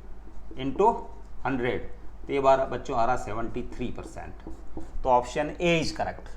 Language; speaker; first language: Hindi; native; Hindi